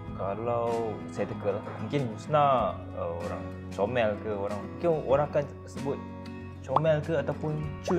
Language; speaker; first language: Malay; native; Malay